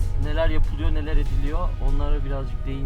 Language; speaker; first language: Turkish; native; Turkish